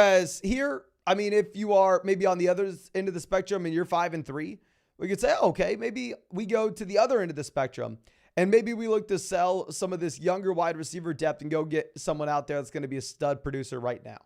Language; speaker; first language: English; native; English